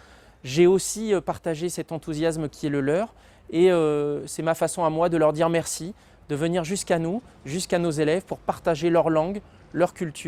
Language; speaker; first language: French; native; French